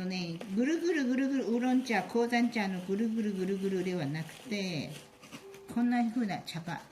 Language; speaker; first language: Japanese; non-native, fluent; Chinese